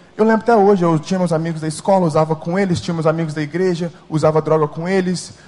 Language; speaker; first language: Portuguese; early bilingual, heritage; English